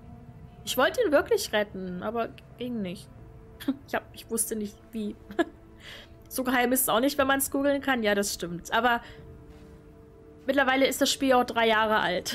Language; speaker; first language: German; native; German